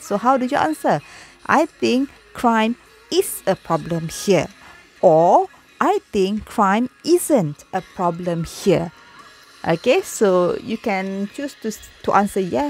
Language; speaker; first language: English; non-native, local second language; Malay